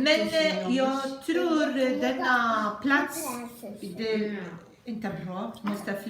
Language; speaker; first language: Swedish; non-native, learner; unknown